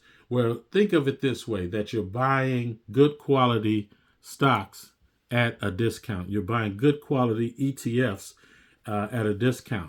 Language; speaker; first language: English; native; English